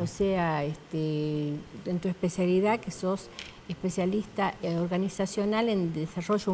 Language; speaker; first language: Spanish; native; Spanish